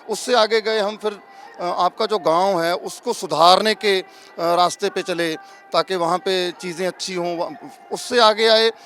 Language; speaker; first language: Hindi; non-native, local second language; Punjabi